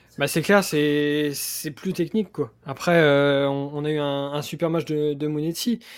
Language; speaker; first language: French; native; French